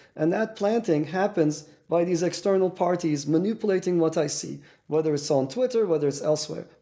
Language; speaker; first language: English; non-native, fluent; Turkish